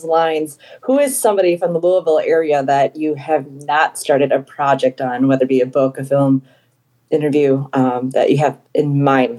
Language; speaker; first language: English; native; English